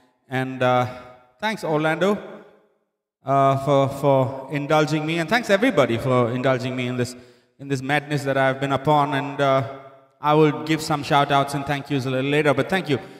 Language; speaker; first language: English; native; English